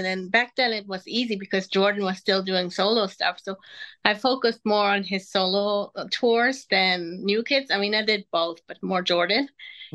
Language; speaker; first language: English; non-native, fluent; Spanish